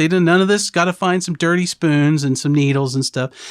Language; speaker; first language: English; native; English